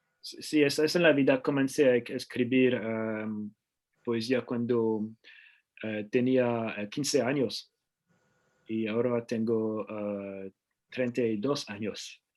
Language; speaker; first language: Spanish; non-native, learner; French